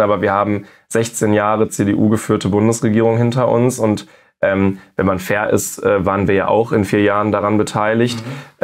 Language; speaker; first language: German; native; German